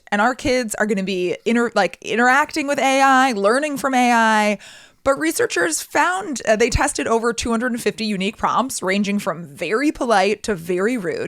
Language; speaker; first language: English; native; English